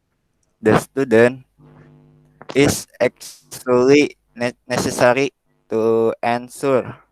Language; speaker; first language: English; non-native, learner; Indonesian